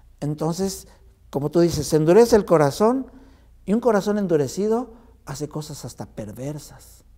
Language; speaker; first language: Spanish; native; Spanish